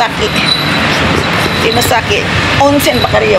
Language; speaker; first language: Japanese; non-native, learner; Filipino